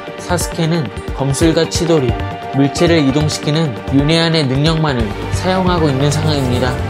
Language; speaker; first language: Korean; native; Korean